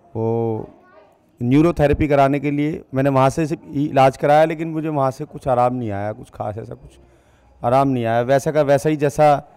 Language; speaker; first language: Hindi; native; Hindi